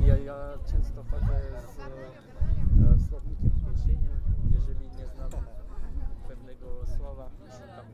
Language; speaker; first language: Polish; non-native, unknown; Italian